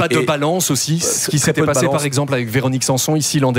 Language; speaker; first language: French; native; French